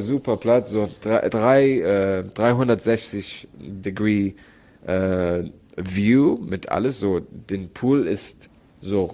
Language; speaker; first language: German; non-native, learner; Arabic